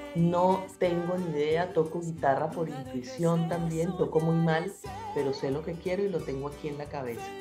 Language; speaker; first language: Spanish; native; Spanish